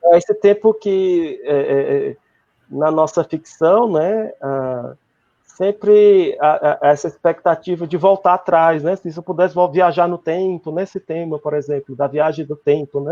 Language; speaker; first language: Portuguese; native; Portuguese